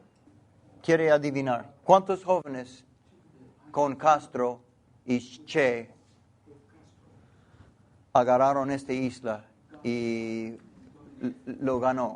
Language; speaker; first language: Spanish; non-native, learner; English